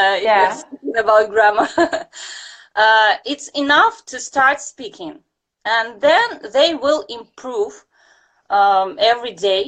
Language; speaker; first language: English; non-native, fluent; Russian